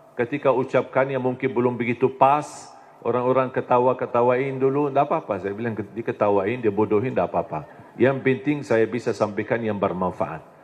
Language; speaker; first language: Indonesian; non-native, fluent; Arabic